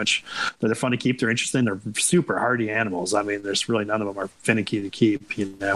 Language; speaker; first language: English; native; English